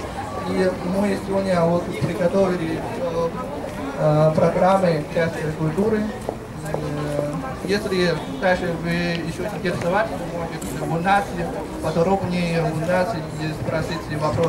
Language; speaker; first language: Russian; non-native, fluent; Chinese